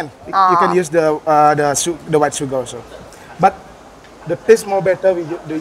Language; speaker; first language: English; non-native, learner; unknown